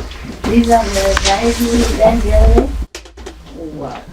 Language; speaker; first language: English; non-native, fluent; Vietnamese